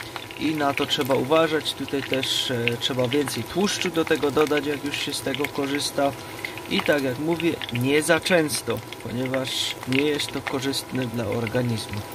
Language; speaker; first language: Polish; native; Polish